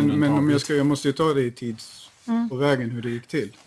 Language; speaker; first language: Swedish; native; Swedish